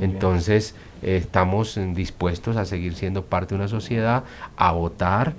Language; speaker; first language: Spanish; native; Spanish